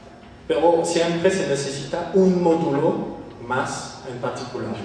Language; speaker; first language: Spanish; non-native, fluent; French